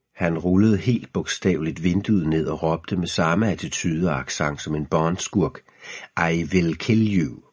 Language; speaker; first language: Danish; native; Danish